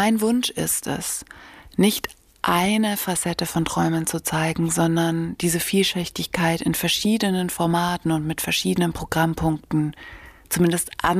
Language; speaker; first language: German; native; German